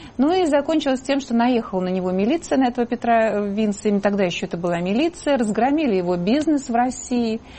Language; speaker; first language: Russian; native; Russian